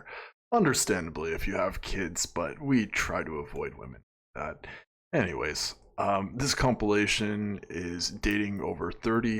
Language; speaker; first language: English; native; English